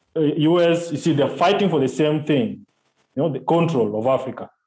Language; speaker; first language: English; non-native, local second language; Luo (Kenya and Tanzania)